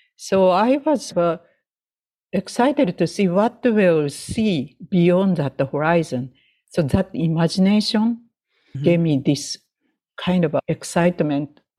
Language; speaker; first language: English; non-native, fluent; Japanese